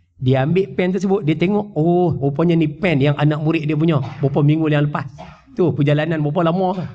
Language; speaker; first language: Malay; native; Malay